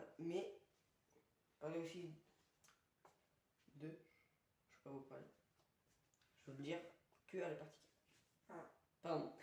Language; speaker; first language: French; native; French